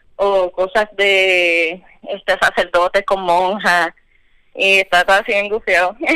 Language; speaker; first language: Spanish; native; Spanish